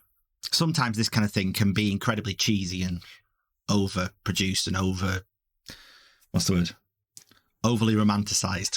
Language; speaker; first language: English; native; English